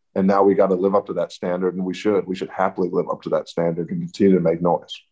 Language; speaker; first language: English; native; English